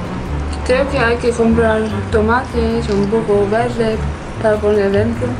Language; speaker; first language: Spanish; non-native, fluent; Turkish